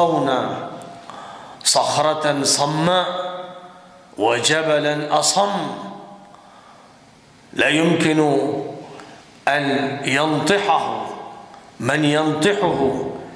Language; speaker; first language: Arabic; non-native, fluent; Urdu